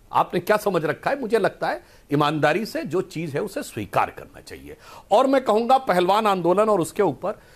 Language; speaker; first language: Hindi; native; Hindi